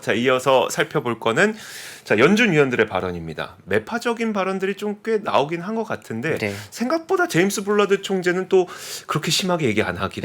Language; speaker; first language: Korean; native; Korean